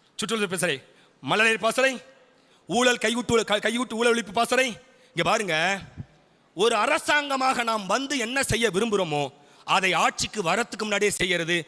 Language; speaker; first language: Tamil; native; Tamil